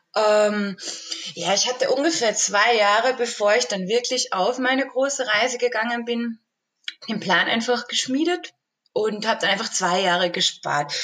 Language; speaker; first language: German; native; German